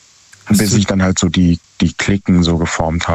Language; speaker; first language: German; native; German